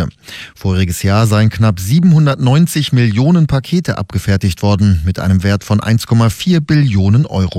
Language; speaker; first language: German; native; German